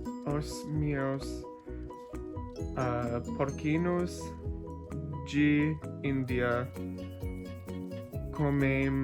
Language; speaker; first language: Portuguese; non-native, learner; English